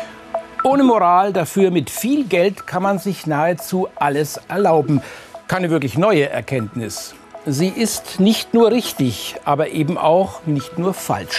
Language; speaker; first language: German; native; German